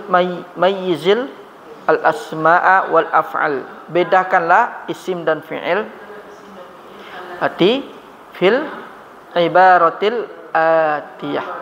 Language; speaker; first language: Arabic; non-native, fluent; Indonesian